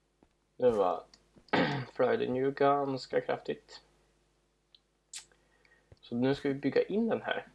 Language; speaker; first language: Swedish; native; Swedish